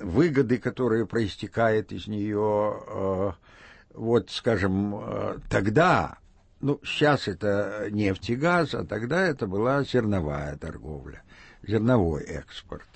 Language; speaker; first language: Russian; native; Russian